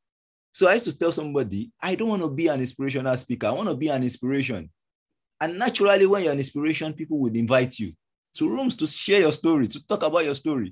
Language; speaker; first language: English; non-native, local second language; Yoruba